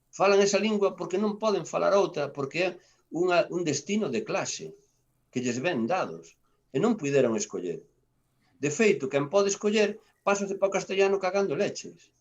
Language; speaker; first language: Galician; non-native, local second language; Spanish